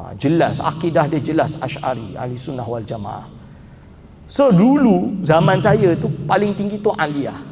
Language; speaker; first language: Malay; native; Malay